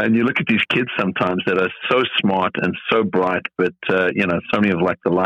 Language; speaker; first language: English; native; English